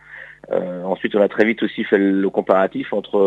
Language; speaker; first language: French; native; French